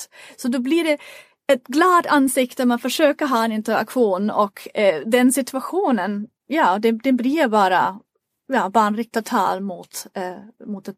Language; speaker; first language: Swedish; non-native, fluent; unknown